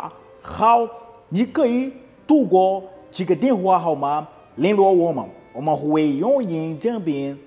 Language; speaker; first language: Chinese; non-native, fluent; Portuguese